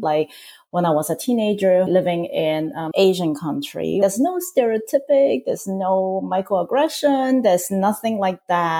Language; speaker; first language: English; non-native, local second language; Cantonese